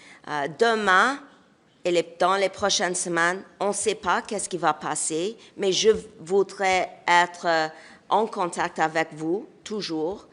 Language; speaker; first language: French; non-native, local second language; English